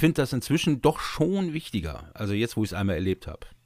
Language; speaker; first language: German; native; German